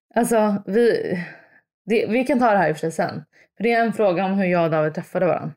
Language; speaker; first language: Swedish; early bilingual, other home language; Italian